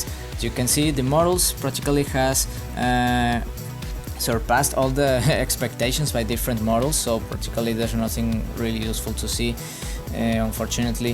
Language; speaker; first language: English; non-native, fluent; Spanish